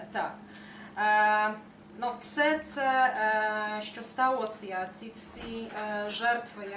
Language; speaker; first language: Ukrainian; non-native, fluent; Polish